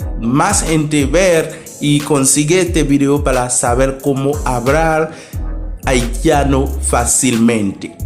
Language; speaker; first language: Spanish; non-native, fluent; Haitian Creole